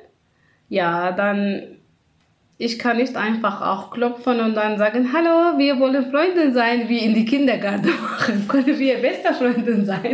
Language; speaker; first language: German; non-native, learner; Kurdish